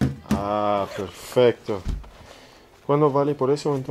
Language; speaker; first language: Spanish; non-native, learner; English